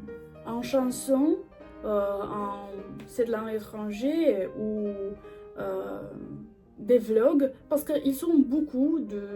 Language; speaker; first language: French; non-native, learner; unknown